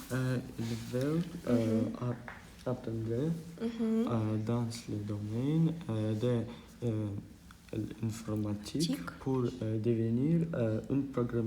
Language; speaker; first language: French; non-native, learner; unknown